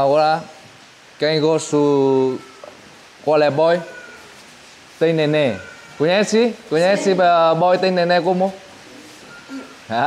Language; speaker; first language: Portuguese; non-native, learner; Vietnamese